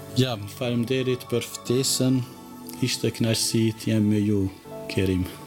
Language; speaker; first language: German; non-native, fluent; Albanian